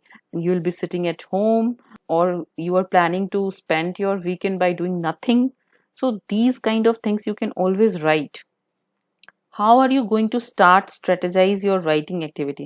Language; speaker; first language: English; non-native, local second language; Hindi